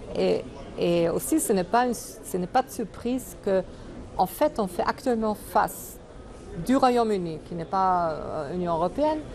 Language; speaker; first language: French; non-native, fluent; German